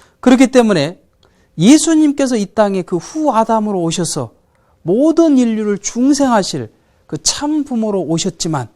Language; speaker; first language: Korean; native; Korean